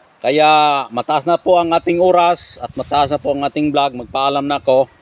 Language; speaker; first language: Filipino; non-native, local second language; Cebuano